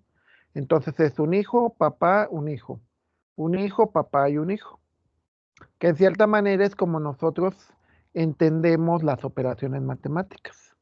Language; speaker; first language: Spanish; native; Spanish